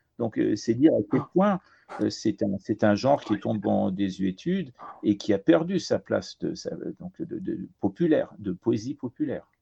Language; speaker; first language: French; early bilingual, other home language; Persian